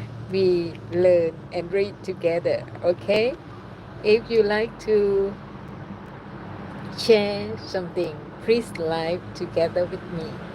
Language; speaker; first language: English; non-native, learner; Thai